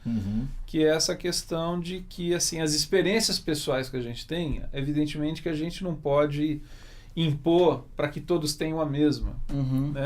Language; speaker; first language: Portuguese; native; Portuguese